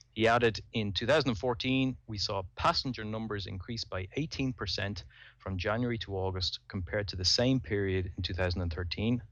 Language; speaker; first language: English; native; English